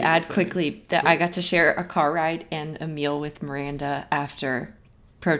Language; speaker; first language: English; native; English